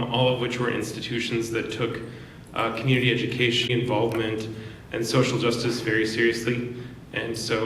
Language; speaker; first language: English; native; English